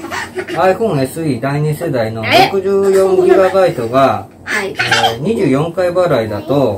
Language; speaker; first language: Japanese; native; Japanese